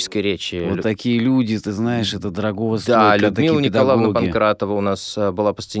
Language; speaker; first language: Russian; native; Russian